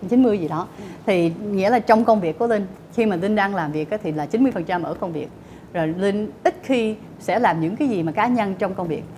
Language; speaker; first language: Vietnamese; early bilingual, heritage; Vietnamese